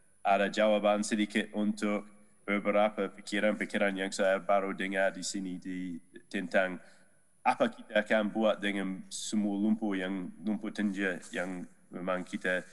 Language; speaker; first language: Indonesian; non-native, learner; Dutch